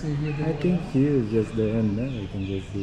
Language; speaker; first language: English; non-native, learner; Portuguese